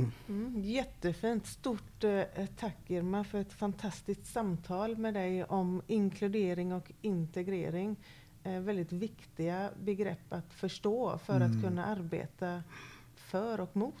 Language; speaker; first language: Swedish; native; Swedish